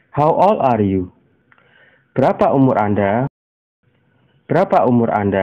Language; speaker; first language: Indonesian; native; Indonesian